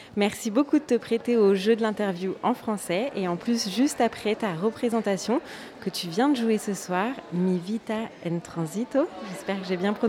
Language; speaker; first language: French; native; French